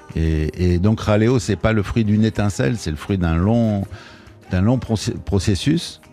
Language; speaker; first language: French; native; French